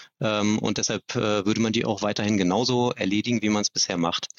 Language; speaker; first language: German; native; German